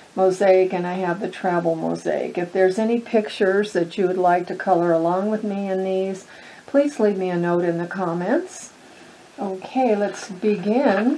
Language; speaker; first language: English; native; English